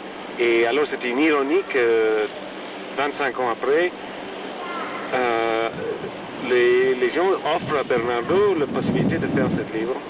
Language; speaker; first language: French; non-native, fluent; English